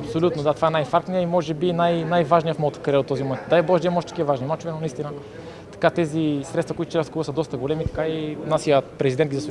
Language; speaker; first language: Bulgarian; native; Bulgarian